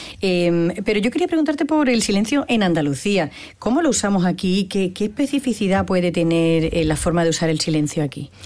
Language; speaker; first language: Spanish; native; Spanish